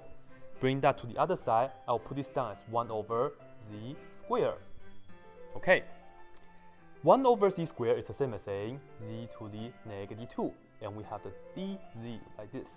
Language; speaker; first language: English; non-native, fluent; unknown